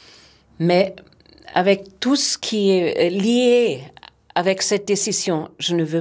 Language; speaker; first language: French; non-native, fluent; German